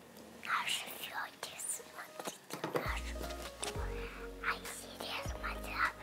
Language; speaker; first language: Russian; non-native, local second language; Kazakh